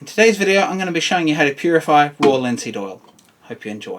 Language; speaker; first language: English; native; English